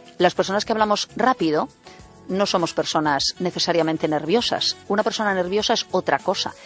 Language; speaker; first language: Spanish; native; Spanish